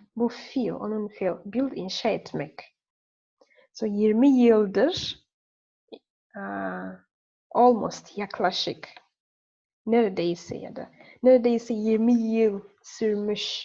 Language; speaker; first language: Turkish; non-native, fluent; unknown